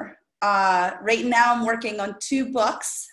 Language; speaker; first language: English; non-native, fluent; Spanish